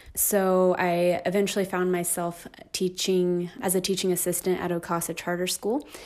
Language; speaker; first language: English; native; English